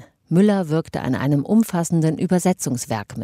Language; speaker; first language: German; native; German